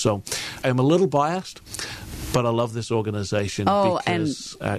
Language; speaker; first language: English; native; English